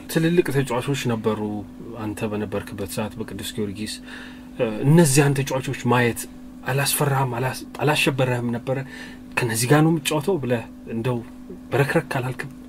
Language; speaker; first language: Amharic; native; Amharic